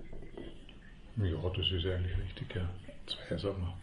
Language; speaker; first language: German; native; German